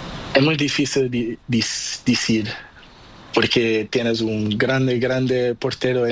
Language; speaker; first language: Spanish; non-native, learner; Portuguese